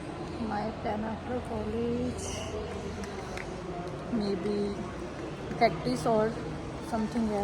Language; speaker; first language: English; non-native, learner; Hindi